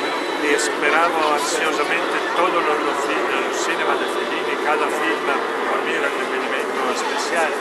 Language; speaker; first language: Spanish; non-native, learner; Italian